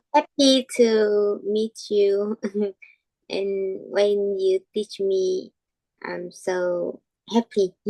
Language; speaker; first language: English; non-native, learner; Vietnamese